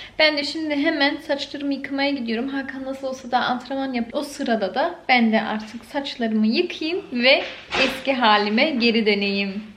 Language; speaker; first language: Turkish; early bilingual, heritage; Turkish